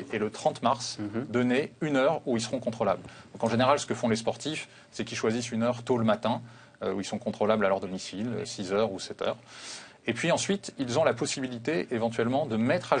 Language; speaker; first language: French; native; French